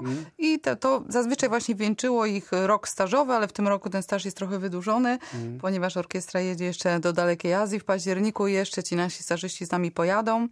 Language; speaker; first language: Polish; native; Polish